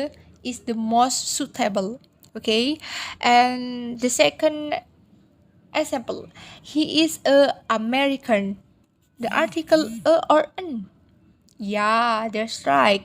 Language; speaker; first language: English; non-native, learner; Indonesian